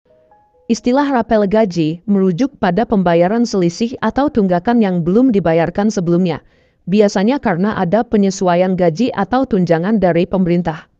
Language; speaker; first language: Indonesian; native; Indonesian